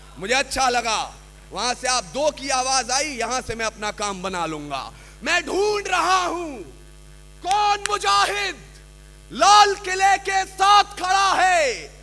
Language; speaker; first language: Hindi; native; Hindi